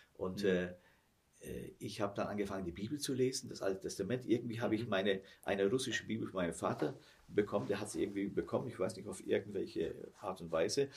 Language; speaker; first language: German; early bilingual, heritage; German